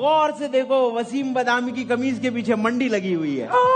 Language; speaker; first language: Urdu; native; Urdu